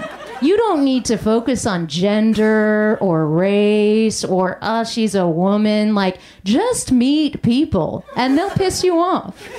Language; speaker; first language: English; native; English